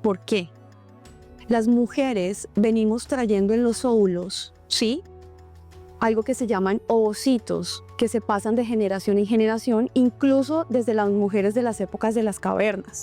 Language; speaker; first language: Spanish; native; Spanish